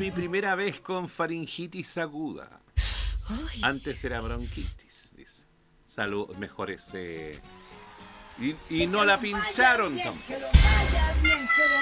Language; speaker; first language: Spanish; native; Spanish